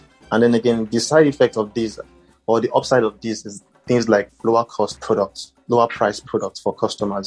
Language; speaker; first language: English; non-native, local second language; Hausa